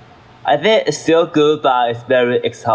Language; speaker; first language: English; non-native, learner; Chinese